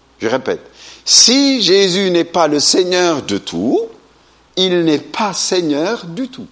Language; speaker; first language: French; non-native, fluent; Amharic